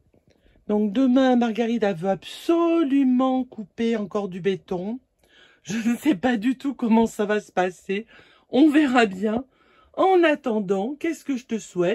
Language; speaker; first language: French; native; French